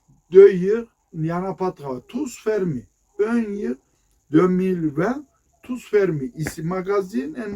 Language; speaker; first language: French; non-native, learner; Turkish